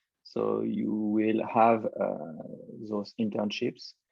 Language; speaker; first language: English; non-native, fluent; French